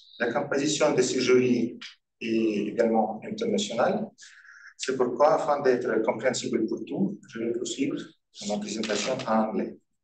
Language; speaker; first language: French; non-native, fluent; Russian